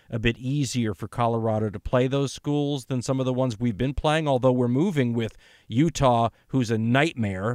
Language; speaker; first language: English; native; English